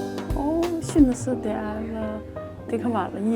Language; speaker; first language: Norwegian; non-native, learner; Chinese